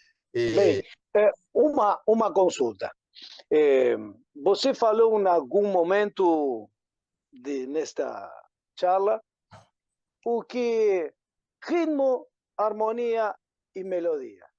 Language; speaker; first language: Portuguese; non-native, learner; Spanish